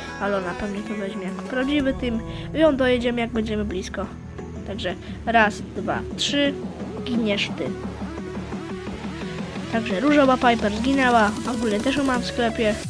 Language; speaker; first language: Polish; native; Polish